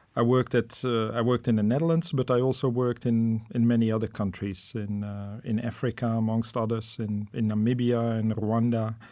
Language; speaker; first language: English; non-native, fluent; Dutch